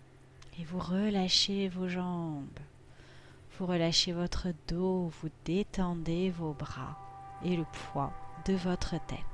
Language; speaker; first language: French; native; French